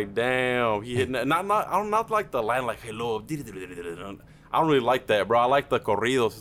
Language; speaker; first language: English; early bilingual, other home language; Spanish